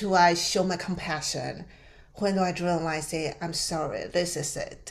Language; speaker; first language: English; non-native, fluent; Chinese